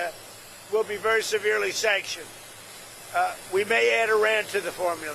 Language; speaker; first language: English; native; English